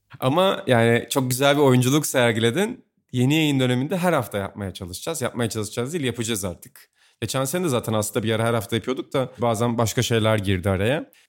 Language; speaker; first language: Turkish; native; Turkish